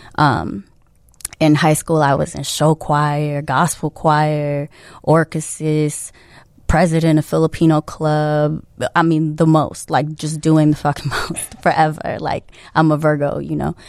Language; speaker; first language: English; early bilingual, other home language; Filipino